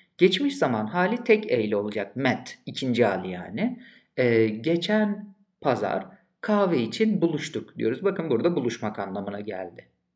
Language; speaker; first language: Turkish; native; Turkish